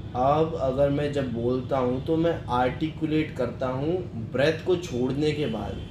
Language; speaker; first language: Hindi; native; Hindi